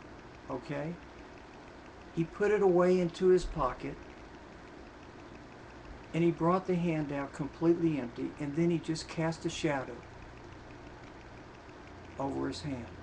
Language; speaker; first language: English; native; English